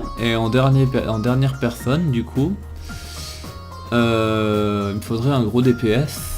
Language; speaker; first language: French; native; French